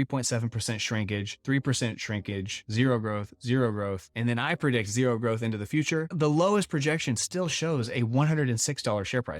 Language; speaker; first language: English; native; English